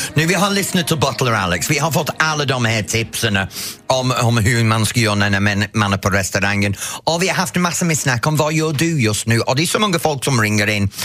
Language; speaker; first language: Swedish; non-native, fluent; English